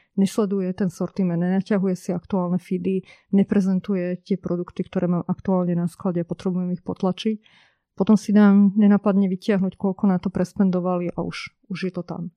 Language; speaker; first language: Slovak; native; Slovak